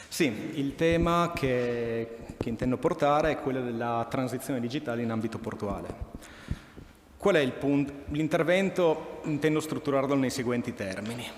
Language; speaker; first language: Italian; native; Italian